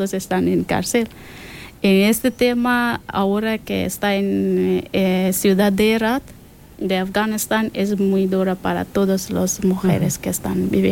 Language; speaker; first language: Spanish; non-native, learner; Persian